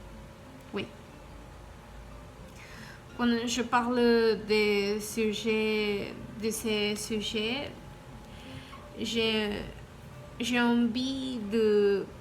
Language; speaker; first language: French; non-native, learner; Spanish